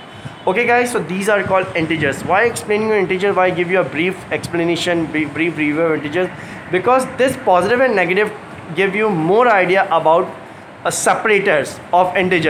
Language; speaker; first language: English; non-native, local second language; Hindi